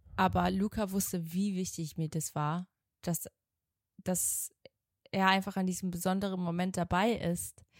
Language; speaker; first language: German; native; German